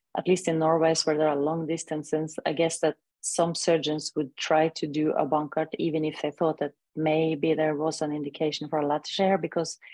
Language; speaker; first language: English; non-native, fluent; Norwegian